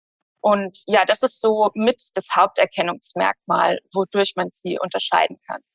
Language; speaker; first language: German; native; German